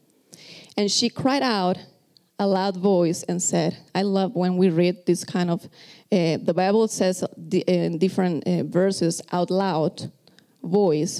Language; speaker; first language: English; non-native, fluent; Spanish